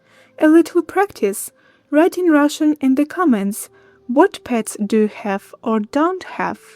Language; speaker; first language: English; non-native, fluent; Russian